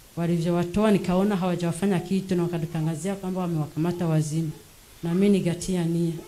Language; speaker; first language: Swahili; non-native, local second language; Rundi